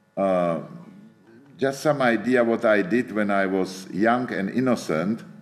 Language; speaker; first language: English; non-native, fluent; Czech